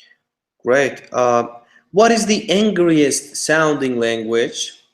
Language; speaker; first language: English; non-native, fluent; Turkish